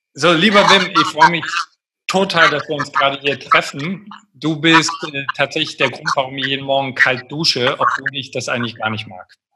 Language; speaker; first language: German; native; German